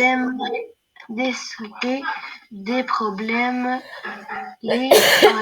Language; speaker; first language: French; non-native, learner; Arabic